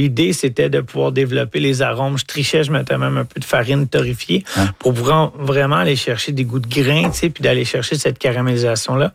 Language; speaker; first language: French; native; French